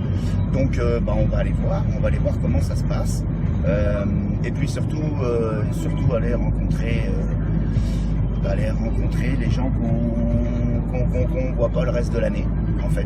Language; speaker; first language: French; native; French